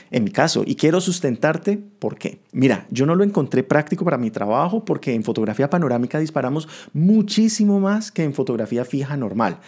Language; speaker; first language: Spanish; native; Spanish